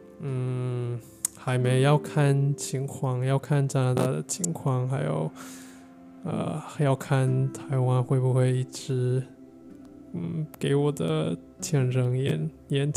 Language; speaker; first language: Chinese; non-native, learner; English